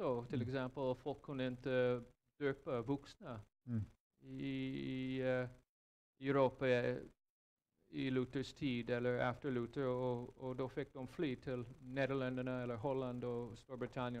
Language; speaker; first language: Swedish; non-native, fluent; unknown